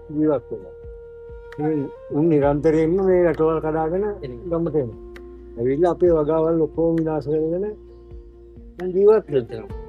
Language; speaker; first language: Sinhala; native; Sinhala